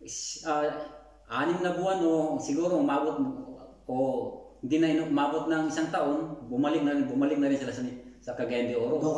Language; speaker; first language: Filipino; native; Filipino